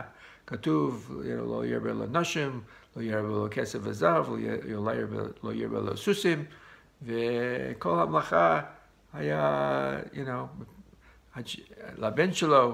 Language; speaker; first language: Hebrew; non-native, fluent; English